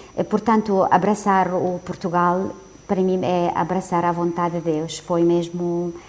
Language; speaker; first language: Portuguese; non-native, fluent; Arabic